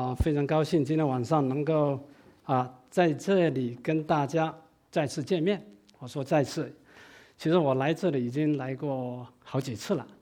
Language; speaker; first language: Chinese; non-native, local second language; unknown